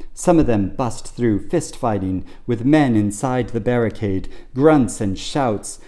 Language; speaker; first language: English; native; English